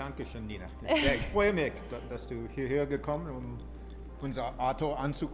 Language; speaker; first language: German; non-native, fluent; English